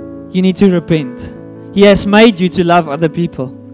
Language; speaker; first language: English; non-native, local second language; Afrikaans